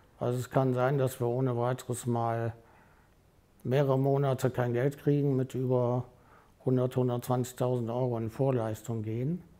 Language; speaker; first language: German; native; German